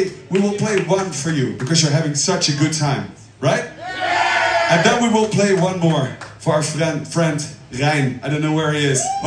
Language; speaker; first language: English; non-native, fluent; Dutch